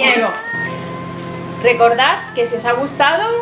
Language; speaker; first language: Spanish; native; Spanish